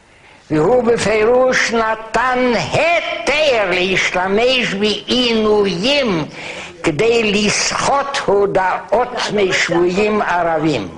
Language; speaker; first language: Hebrew; non-native, fluent; German